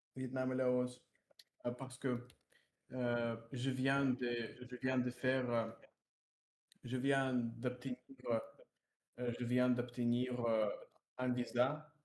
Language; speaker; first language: French; non-native, learner; Russian